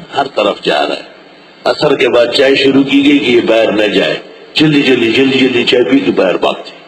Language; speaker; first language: Urdu; non-native, local second language; Pashto